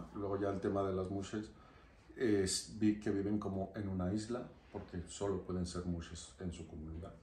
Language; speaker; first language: Spanish; native; Spanish